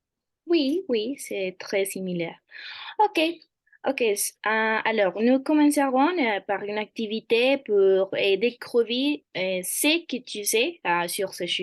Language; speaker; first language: French; non-native, fluent; Spanish